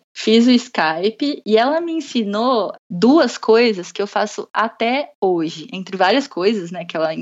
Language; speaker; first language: Portuguese; native; Portuguese